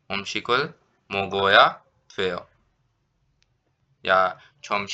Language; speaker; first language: Korean; non-native, fluent; Urdu